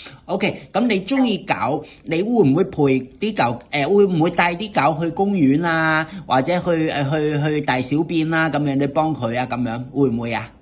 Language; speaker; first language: Cantonese; native; Cantonese